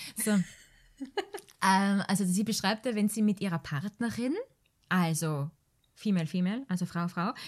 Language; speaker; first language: German; native; German